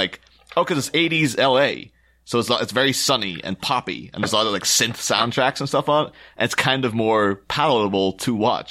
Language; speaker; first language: English; native; English